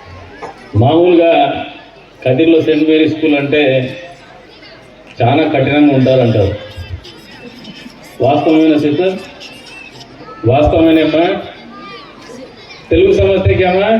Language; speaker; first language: Telugu; native; Telugu